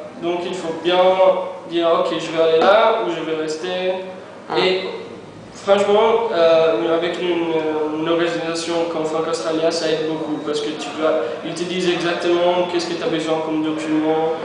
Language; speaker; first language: French; non-native, fluent; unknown